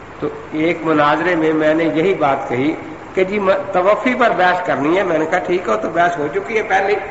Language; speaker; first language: Urdu; non-native, local second language; Punjabi